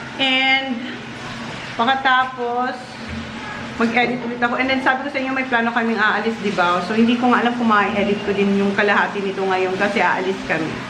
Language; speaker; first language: Filipino; non-native, local second language; Bikol